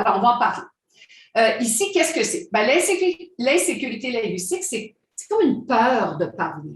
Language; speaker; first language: French; native; French